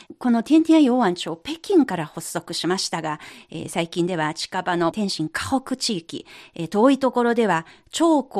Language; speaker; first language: Japanese; non-native, fluent; Chinese